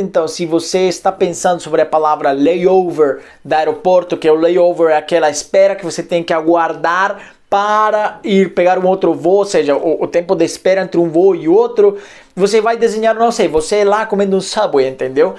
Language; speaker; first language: Portuguese; non-native, fluent; Spanish